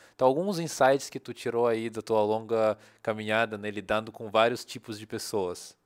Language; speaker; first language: Portuguese; non-native, fluent; Russian